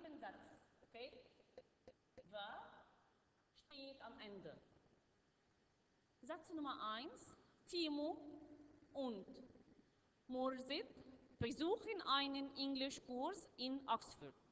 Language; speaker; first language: German; non-native, learner; Arabic